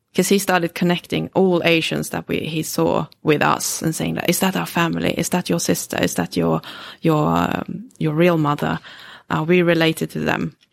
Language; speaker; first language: English; early bilingual, other home language; Swedish